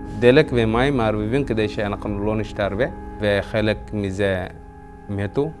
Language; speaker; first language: Hebrew; non-native, fluent; Tigrinya